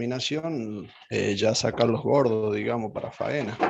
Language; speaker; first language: Spanish; native; Spanish